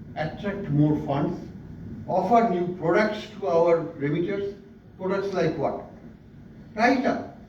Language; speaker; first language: English; non-native, local second language; Bangla